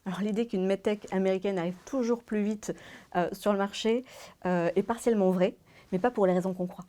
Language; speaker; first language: French; native; French